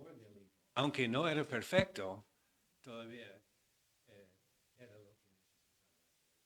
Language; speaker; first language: Spanish; non-native, fluent; English